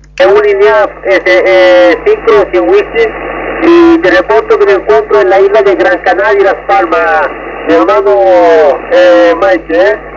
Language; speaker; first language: Spanish; native; Spanish